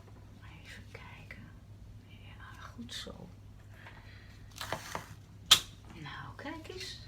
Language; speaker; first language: Dutch; native; Dutch